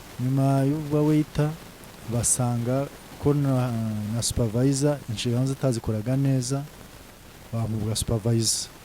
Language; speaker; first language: Kinyarwanda; early bilingual, heritage; Kinyarwanda